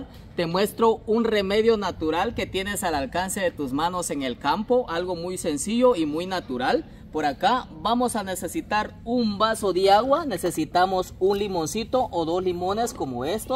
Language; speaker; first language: Spanish; native; Spanish